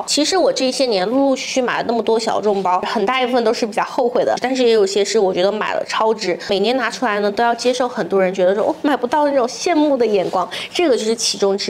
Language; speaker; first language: Chinese; native; Chinese